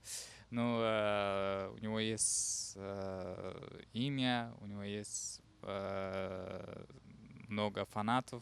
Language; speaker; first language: Russian; non-native, learner; Uzbek